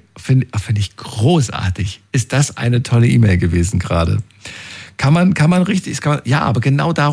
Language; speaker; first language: German; native; German